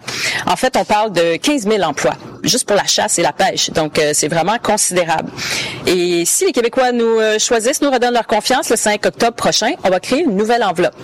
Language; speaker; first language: French; native; French